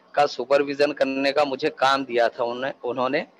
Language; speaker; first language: Hindi; native; Hindi